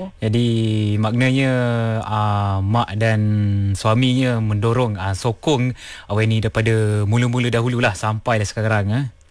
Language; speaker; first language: Malay; non-native, local second language; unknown